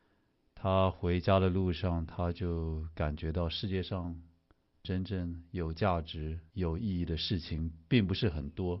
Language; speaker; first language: Chinese; native; Chinese